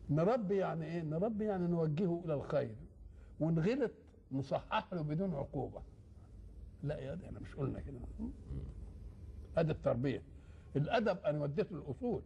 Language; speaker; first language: Arabic; native; Arabic